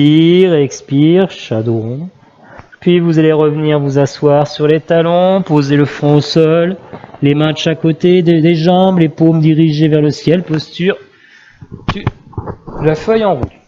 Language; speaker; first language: French; native; French